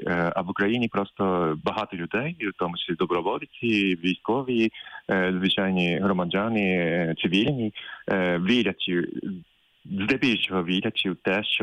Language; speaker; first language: Ukrainian; non-native, fluent; Japanese